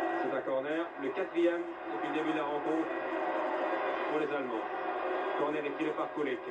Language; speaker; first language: French; native; French